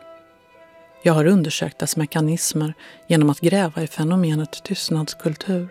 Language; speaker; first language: Swedish; native; Swedish